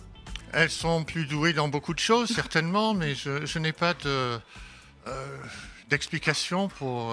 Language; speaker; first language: French; non-native, fluent; English